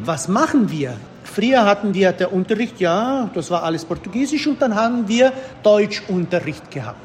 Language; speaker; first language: German; early bilingual, heritage; German